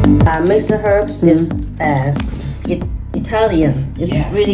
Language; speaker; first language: English; non-native, learner; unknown